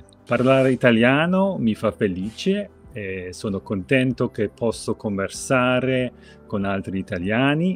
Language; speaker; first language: Italian; non-native, fluent; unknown